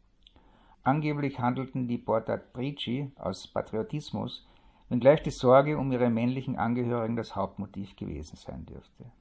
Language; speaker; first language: German; native; German